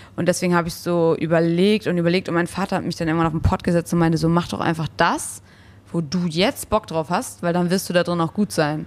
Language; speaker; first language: German; early bilingual, other home language; English